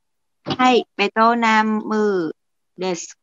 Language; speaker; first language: Japanese; non-native, learner; Vietnamese